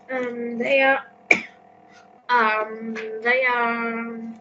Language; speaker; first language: English; non-native, learner; Vietnamese